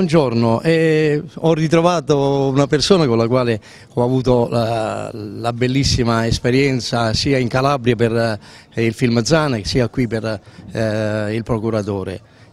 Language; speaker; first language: Italian; native; Italian